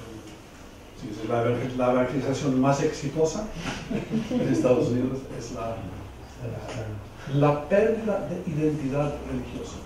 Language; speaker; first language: Spanish; non-native, fluent; English